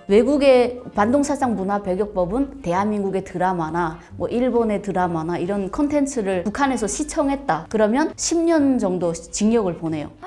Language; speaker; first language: Korean; native; Korean